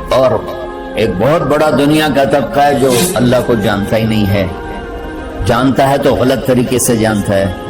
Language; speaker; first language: Urdu; non-native, local second language; Punjabi